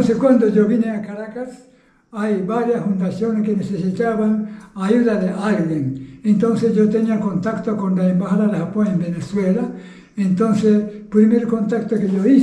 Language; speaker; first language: Spanish; non-native, fluent; Japanese